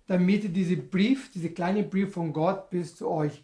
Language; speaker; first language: German; non-native, learner; Portuguese